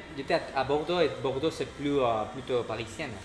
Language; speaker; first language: French; non-native, learner; Spanish